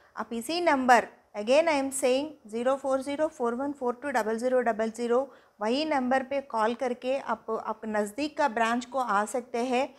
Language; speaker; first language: Hindi; non-native, local second language; Telugu